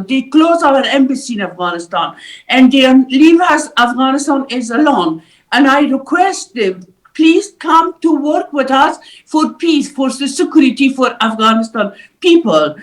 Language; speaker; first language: English; non-native, learner; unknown